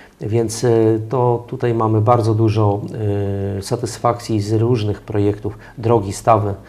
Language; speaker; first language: Polish; native; Polish